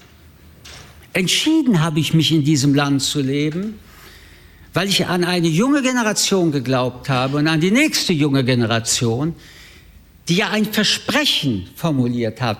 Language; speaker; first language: German; early bilingual, other home language; French